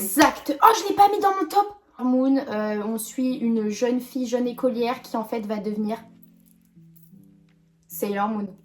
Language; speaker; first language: French; native; French